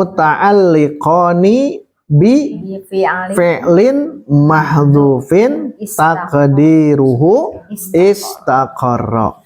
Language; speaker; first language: Arabic; non-native, fluent; Indonesian